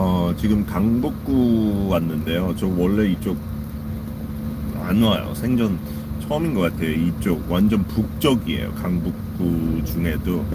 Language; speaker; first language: Korean; non-native, fluent; English